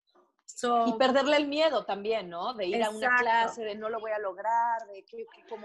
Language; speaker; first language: Spanish; native; Spanish